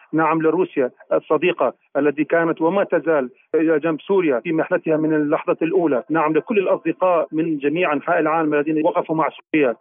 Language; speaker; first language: Arabic; native; Arabic